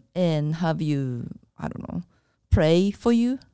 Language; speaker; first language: English; non-native, fluent; Japanese